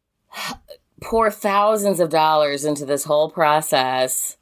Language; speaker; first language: English; native; English